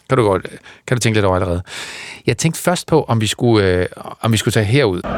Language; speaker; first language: Danish; native; Danish